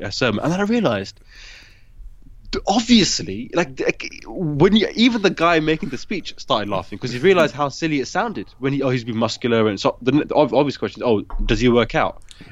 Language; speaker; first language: English; native; English